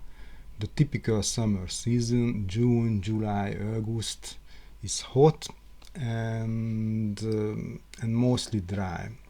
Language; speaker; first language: English; non-native, learner; Hungarian